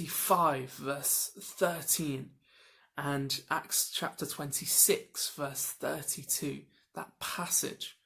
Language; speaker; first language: English; native; English